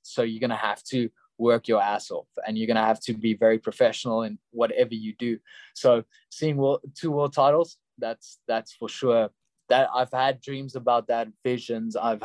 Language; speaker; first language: English; non-native, local second language; Afrikaans